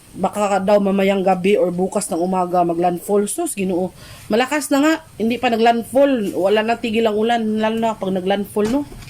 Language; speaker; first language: Filipino; native; Filipino